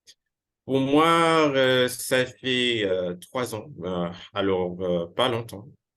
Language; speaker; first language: French; non-native, fluent; English